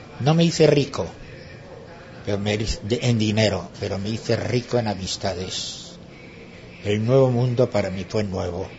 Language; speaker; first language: Spanish; non-native, local second language; Basque